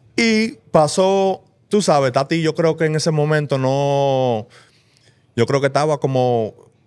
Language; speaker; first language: Spanish; early bilingual, heritage; Spanish